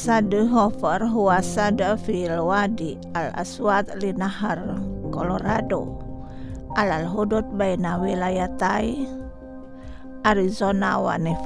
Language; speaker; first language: Arabic; non-native, learner; Indonesian